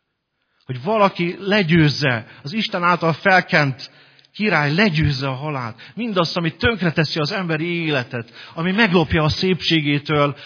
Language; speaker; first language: Hungarian; native; Hungarian